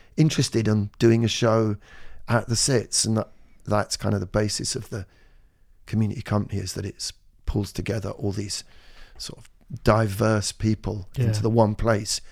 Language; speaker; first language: English; native; English